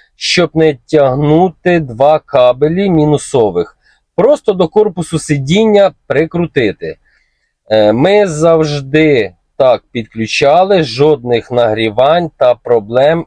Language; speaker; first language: Ukrainian; non-native, local second language; Russian